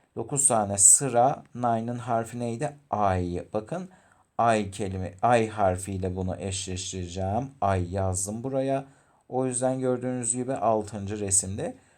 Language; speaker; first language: Turkish; native; Turkish